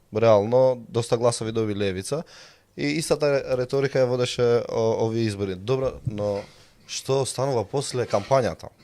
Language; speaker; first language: Macedonian; non-native, local second language; Albanian